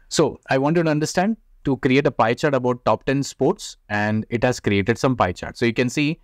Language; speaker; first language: English; non-native, local second language; Hindi